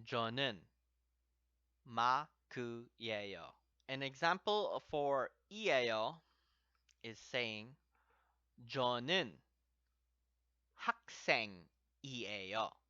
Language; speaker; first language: Korean; non-native, learner; English